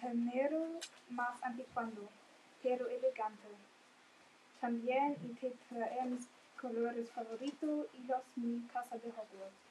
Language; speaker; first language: Spanish; non-native, learner; German